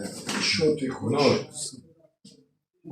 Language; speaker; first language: Russian; non-native, fluent; Tajik